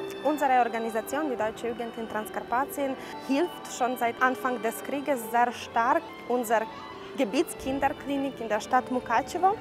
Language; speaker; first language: German; early bilingual, heritage; German